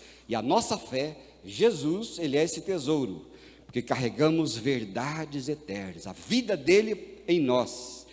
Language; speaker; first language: Portuguese; native; Portuguese